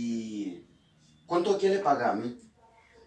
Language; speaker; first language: Spanish; non-native, learner; Haitian Creole